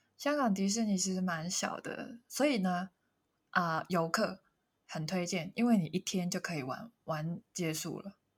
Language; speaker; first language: Chinese; non-native, local second language; Cantonese